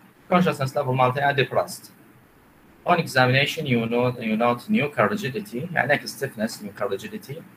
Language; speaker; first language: English; non-native, fluent; Arabic